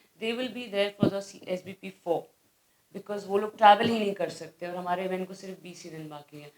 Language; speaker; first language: Hindi; native; Hindi